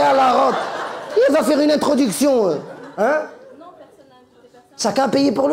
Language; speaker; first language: French; native; French